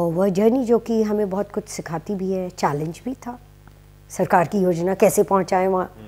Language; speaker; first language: Hindi; native; Hindi